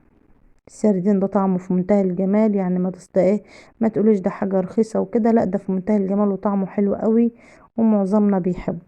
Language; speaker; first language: Arabic; native; Arabic